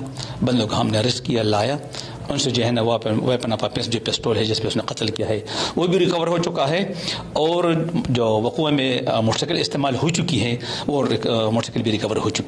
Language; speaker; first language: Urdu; non-native, local second language; Pashto